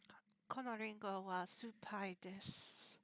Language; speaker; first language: Japanese; non-native, learner; English